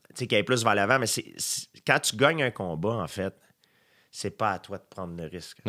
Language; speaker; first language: French; native; French